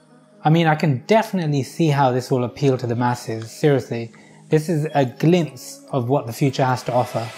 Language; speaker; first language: English; native; English